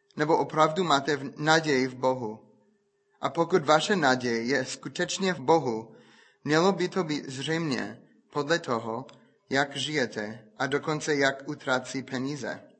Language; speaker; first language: Czech; non-native, fluent; English